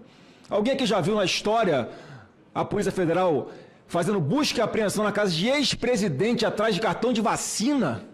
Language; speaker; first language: Portuguese; native; Portuguese